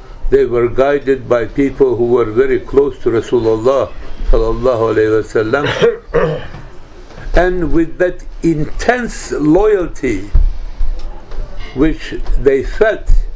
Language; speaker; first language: English; non-native, fluent; Turkish